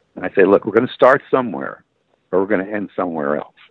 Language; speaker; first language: English; native; English